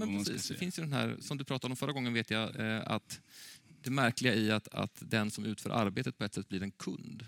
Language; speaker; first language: Swedish; native; Swedish